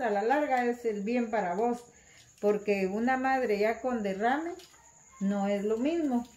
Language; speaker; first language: Spanish; native; Spanish